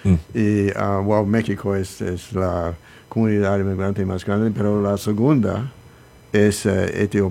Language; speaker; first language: Spanish; non-native, learner; English